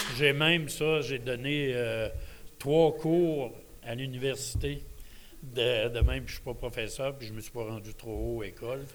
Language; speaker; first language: French; native; French